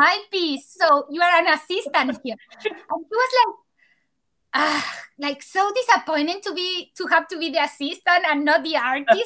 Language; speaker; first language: English; non-native, fluent; Spanish